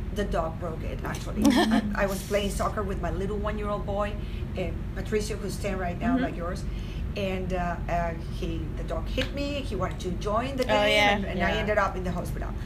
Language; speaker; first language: English; non-native, fluent; Spanish